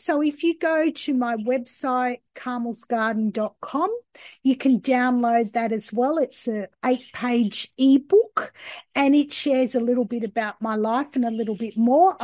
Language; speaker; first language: English; native; English